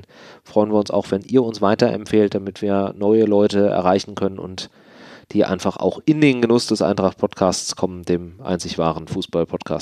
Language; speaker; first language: German; native; German